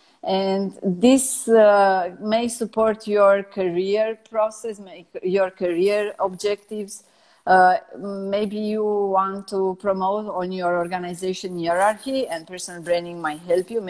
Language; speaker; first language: English; non-native, fluent; Romanian